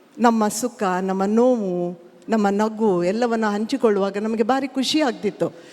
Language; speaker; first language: Kannada; native; Kannada